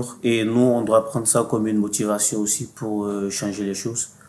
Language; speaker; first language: French; non-native, fluent; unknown